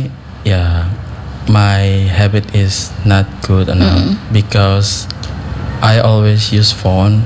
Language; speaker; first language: English; non-native, learner; Indonesian